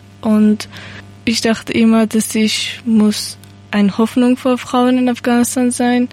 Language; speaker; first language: German; non-native, learner; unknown